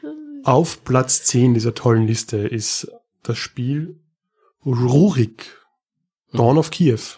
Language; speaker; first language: German; native; German